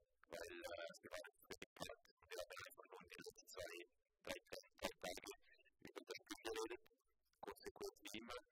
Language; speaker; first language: German; non-native, local second language; Italian